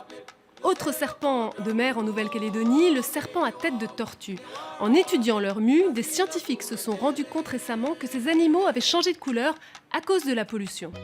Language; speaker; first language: French; native; French